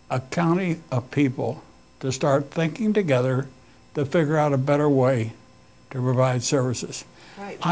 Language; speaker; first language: English; native; English